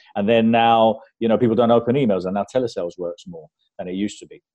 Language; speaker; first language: English; early bilingual, other home language; Spanish